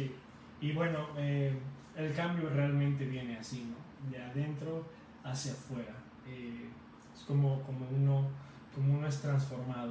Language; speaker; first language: Spanish; native; Spanish